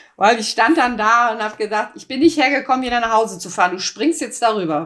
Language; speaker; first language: German; native; German